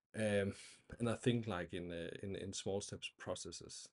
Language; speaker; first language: English; non-native, fluent; Danish